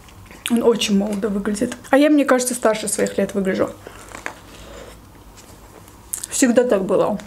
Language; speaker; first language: Russian; native; Russian